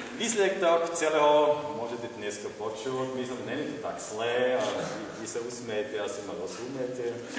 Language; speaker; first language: Slovak; non-native, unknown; German